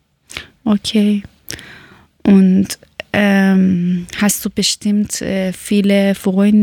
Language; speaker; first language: German; non-native, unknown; Persian